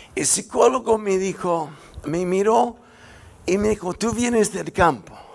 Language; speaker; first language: Spanish; non-native, fluent; English